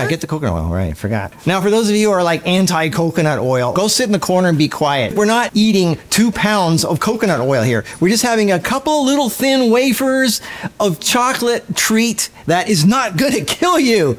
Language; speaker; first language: English; native; English